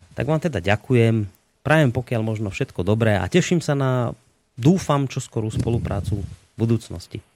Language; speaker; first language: Slovak; native; Slovak